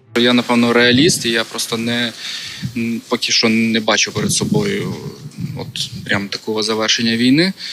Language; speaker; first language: Ukrainian; non-native, local second language; Russian